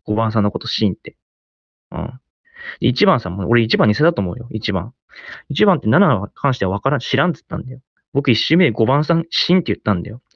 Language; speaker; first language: Japanese; native; Japanese